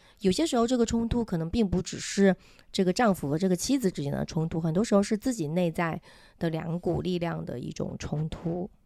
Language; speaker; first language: Chinese; non-native, local second language; Min Nan Chinese